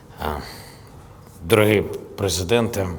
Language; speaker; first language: Ukrainian; non-native, local second language; Russian